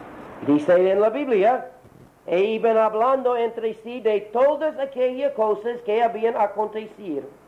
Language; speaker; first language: Spanish; non-native, learner; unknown